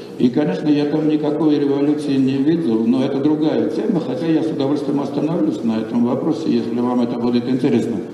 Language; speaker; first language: Russian; non-native, local second language; Armenian